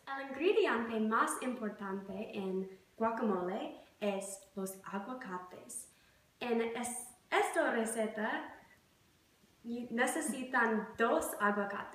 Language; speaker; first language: Spanish; non-native, learner; English